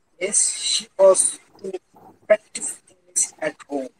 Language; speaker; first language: English; non-native, learner; Bangla